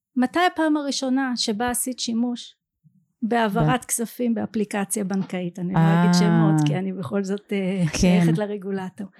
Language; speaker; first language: Hebrew; native; Hebrew